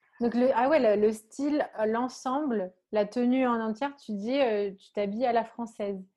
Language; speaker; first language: French; native; French